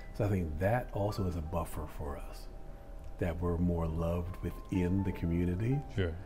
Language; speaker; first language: English; native; English